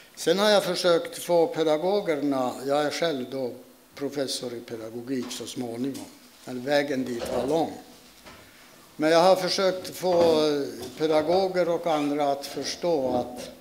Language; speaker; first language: Swedish; non-native, local second language; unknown